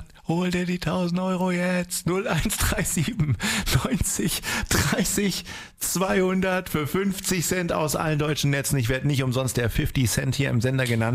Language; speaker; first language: German; native; German